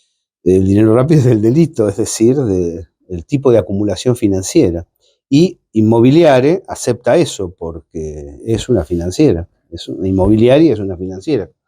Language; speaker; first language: Spanish; native; Spanish